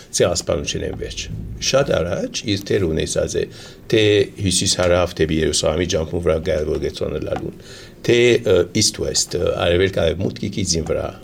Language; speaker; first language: Armenian; early bilingual, heritage; Armenian